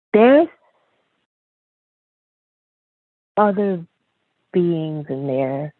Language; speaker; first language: English; native; English